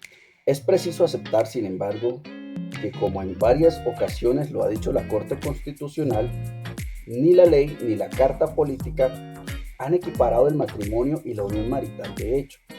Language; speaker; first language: Spanish; native; Spanish